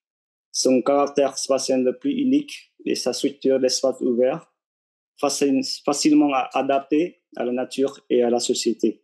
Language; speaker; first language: French; non-native, fluent; Vietnamese